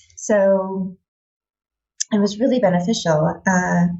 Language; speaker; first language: English; native; English